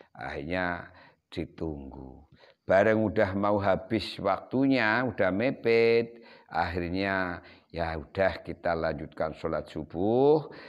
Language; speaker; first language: Indonesian; non-native, local second language; Javanese